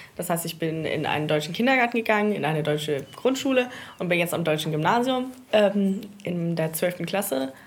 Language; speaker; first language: German; early bilingual, heritage; Danish